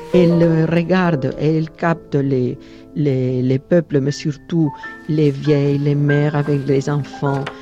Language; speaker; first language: French; non-native, fluent; Catalan